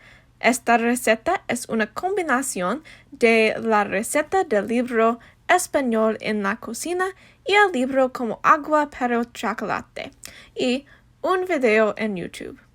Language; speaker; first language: Spanish; non-native, learner; English